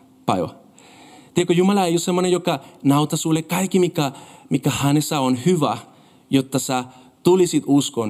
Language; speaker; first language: Finnish; non-native, fluent; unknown